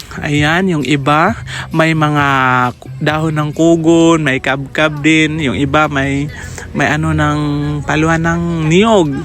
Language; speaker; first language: Filipino; non-native, local second language; Cebuano